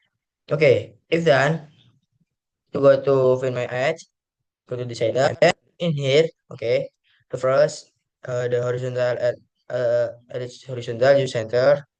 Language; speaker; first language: English; non-native, learner; Indonesian